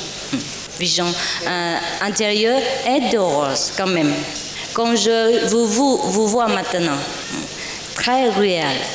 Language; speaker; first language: French; non-native, learner; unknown